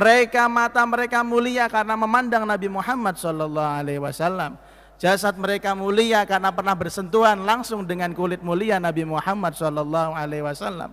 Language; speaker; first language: Indonesian; non-native, local second language; Javanese